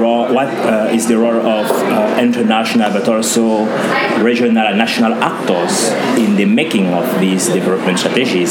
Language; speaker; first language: English; non-native, local second language; French